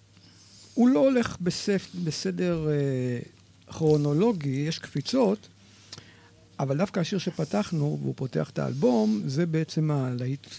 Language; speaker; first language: Hebrew; native; Hebrew